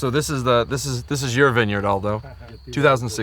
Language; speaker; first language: English; native; English